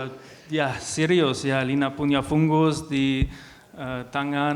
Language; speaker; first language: Indonesian; non-native, fluent; German